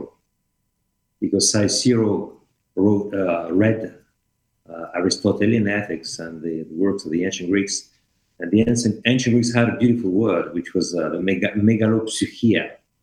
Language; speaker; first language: English; non-native, fluent; French